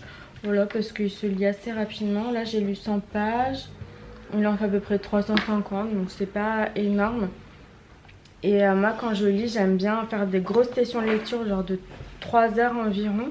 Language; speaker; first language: French; native; French